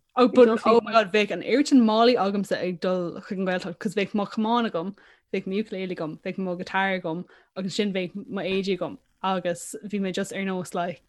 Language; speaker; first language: Irish; non-native, local second language; English